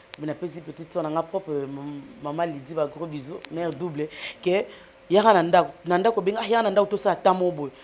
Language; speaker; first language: Lingala; native; Lingala